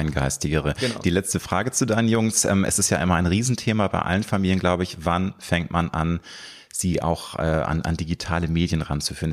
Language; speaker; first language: German; native; German